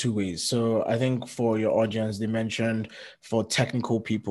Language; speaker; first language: English; non-native, local second language; Yoruba